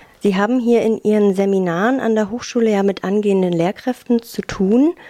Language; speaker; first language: German; native; German